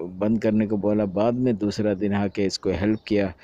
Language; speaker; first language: Hindi; non-native, local second language; Malayalam